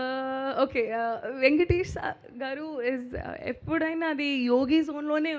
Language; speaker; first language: Telugu; non-native, learner; Hindi